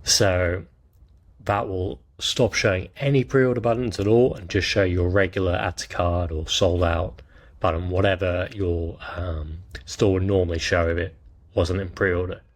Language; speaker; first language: English; native; English